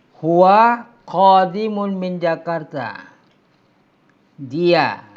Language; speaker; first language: Arabic; non-native, fluent; Indonesian